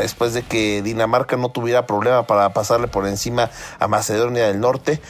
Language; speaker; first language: Spanish; native; Spanish